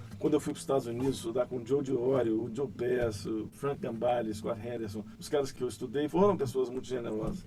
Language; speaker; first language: Portuguese; native; Portuguese